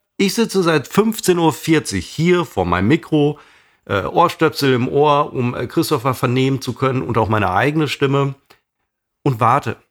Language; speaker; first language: German; native; German